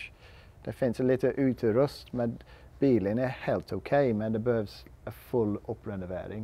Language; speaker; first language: Swedish; non-native, learner; English